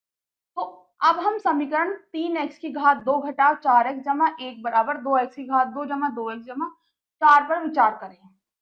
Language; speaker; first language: Hindi; native; Hindi